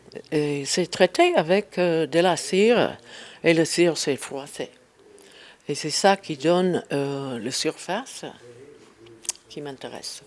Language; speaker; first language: French; non-native, fluent; English